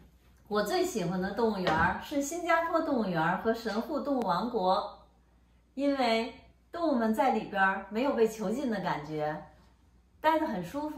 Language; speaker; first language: Chinese; native; Chinese